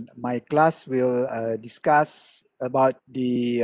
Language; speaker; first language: English; non-native, local second language; Malay